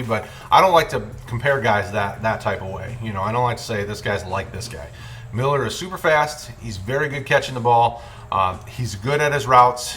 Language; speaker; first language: English; native; English